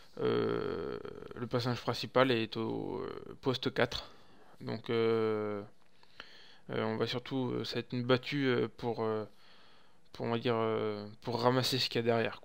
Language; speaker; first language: French; native; French